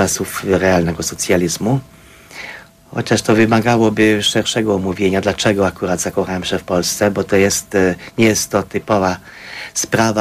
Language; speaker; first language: Polish; non-native, fluent; Hungarian